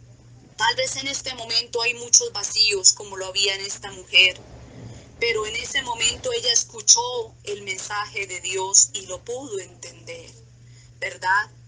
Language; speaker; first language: Spanish; native; Spanish